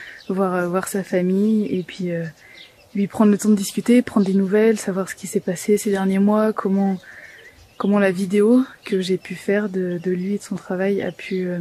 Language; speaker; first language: French; native; French